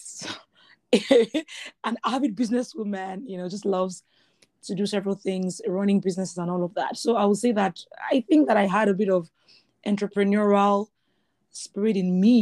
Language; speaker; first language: English; non-native, local second language; Yoruba